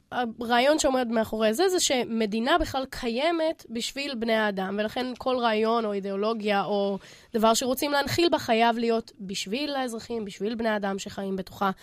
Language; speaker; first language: Hebrew; native; Hebrew